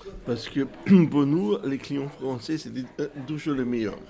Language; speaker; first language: French; non-native, fluent; German